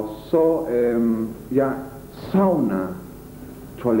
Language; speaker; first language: Danish; non-native, learner; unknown